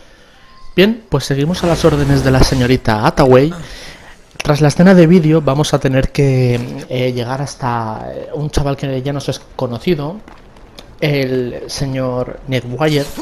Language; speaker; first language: Spanish; native; Spanish